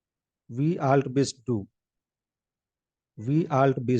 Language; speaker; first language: German; non-native, fluent; Hindi